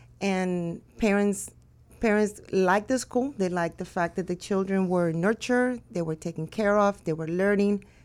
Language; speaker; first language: English; early bilingual, other home language; Spanish